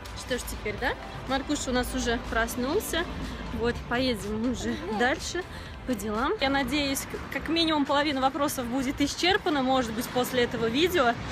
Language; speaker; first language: Russian; native; Russian